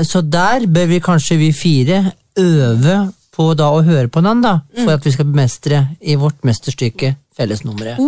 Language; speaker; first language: Norwegian; native; Norwegian